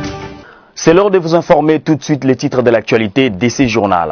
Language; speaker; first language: French; native; French